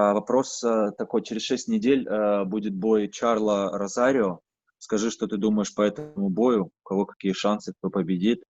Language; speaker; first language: Russian; non-native, learner; Uzbek